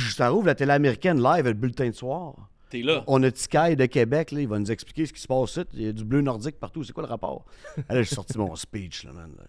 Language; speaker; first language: French; native; French